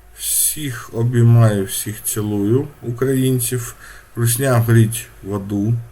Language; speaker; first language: Ukrainian; non-native, local second language; Russian